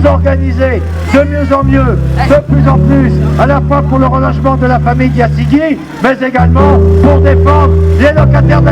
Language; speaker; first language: French; native; French